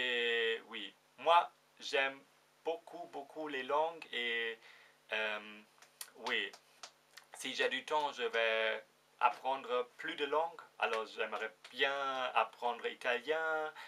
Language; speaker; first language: French; non-native, fluent; German